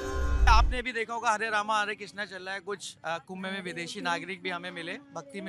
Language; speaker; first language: Hindi; native; Hindi